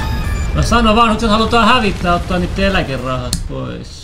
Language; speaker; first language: Finnish; native; Finnish